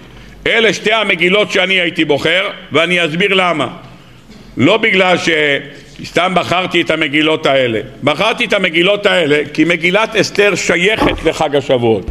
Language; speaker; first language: Hebrew; native; Hebrew